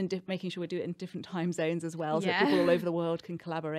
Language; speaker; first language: English; native; English